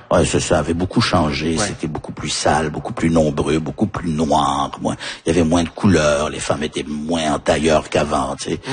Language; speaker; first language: French; early bilingual, heritage; French